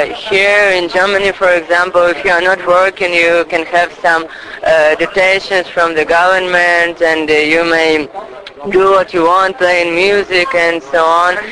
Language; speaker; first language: English; non-native, fluent; Russian